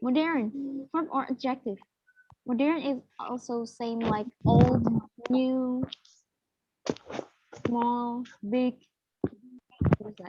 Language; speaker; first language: English; non-native, fluent; Indonesian